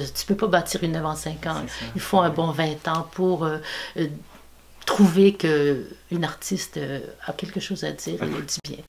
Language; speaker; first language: French; native; French